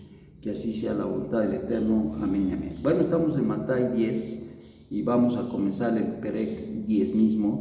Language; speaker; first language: Spanish; native; Spanish